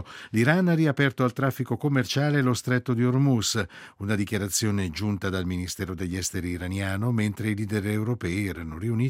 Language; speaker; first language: Italian; native; Italian